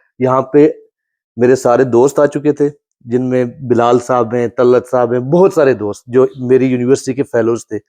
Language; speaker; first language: Urdu; non-native, local second language; Pahari-Potwari